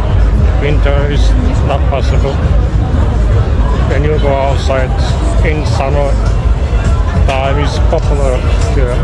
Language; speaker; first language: English; non-native, learner; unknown